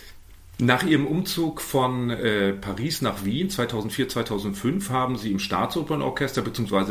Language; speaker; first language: German; native; German